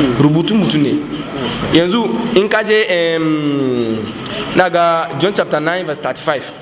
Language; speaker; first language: Hausa; non-native, local second language; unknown